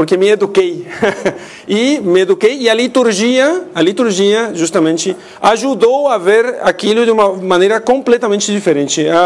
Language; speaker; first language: Portuguese; non-native, fluent; Spanish